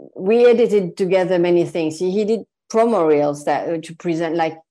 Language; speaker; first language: English; non-native, fluent; French